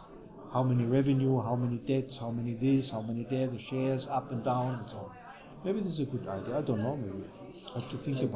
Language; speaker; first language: English; non-native, fluent; German